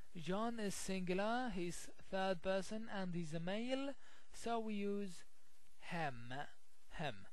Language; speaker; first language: English; non-native, fluent; Arabic